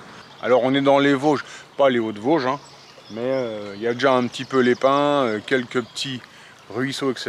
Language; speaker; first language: French; native; French